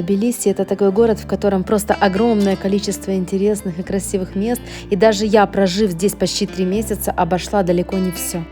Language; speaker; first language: Russian; native; Russian